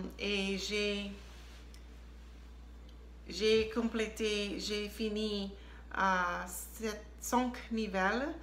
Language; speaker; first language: French; non-native, learner; English